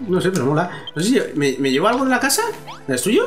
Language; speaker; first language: Spanish; native; Spanish